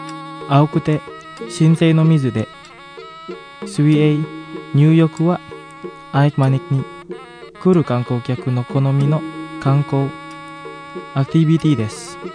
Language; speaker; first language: Japanese; non-native, fluent; Indonesian